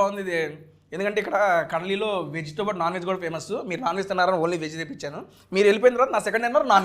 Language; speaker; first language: Telugu; native; Telugu